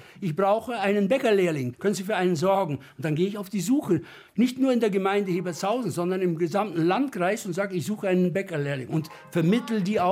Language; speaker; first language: German; native; German